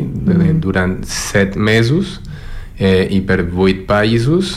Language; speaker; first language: Catalan; non-native, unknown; Spanish